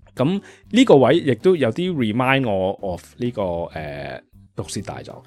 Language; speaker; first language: Cantonese; native; Cantonese